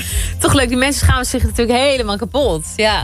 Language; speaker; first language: Dutch; native; Dutch